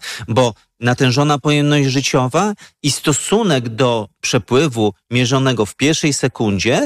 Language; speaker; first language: Polish; native; Polish